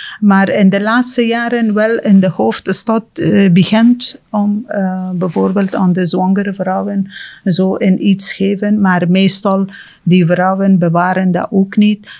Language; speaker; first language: Dutch; non-native, fluent; Persian